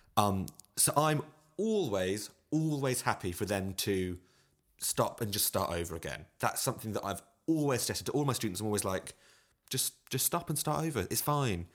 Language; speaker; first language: English; native; English